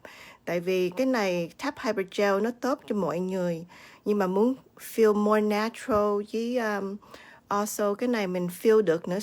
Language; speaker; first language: Vietnamese; early bilingual, heritage; Vietnamese